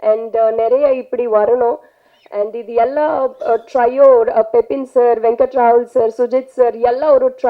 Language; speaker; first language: Tamil; non-native, learner; Telugu